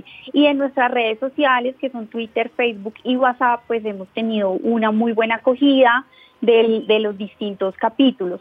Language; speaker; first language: Spanish; native; Spanish